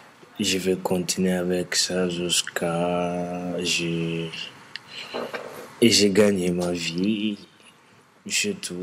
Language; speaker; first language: French; non-native, learner; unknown